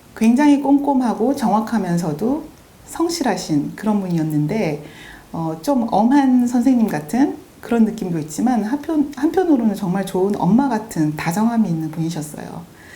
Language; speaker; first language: Korean; native; Korean